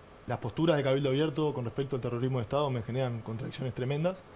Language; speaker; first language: Spanish; native; Spanish